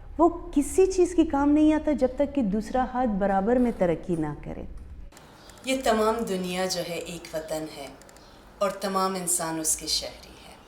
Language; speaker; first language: Urdu; early bilingual, other home language; Persian